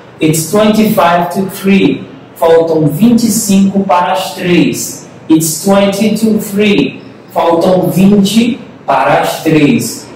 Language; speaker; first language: English; non-native, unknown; Portuguese